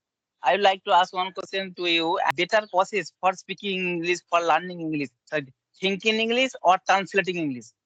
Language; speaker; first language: English; non-native, learner; Bangla